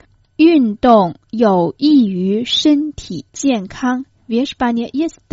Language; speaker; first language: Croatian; non-native, fluent; Chinese